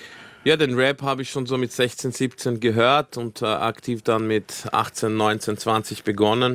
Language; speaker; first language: German; early bilingual, other home language; Croatian